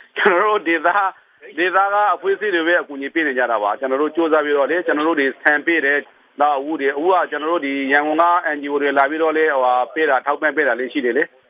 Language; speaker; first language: Burmese; native; Burmese